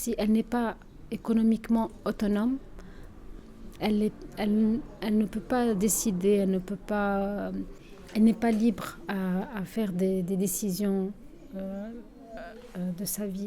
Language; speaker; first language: French; non-native, local second language; Arabic